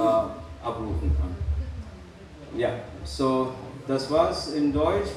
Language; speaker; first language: German; non-native, learner; Hindi